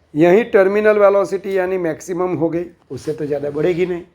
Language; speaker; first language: Hindi; non-native, local second language; Gujarati